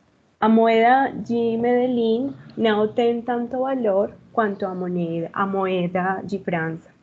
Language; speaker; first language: Portuguese; non-native, learner; Spanish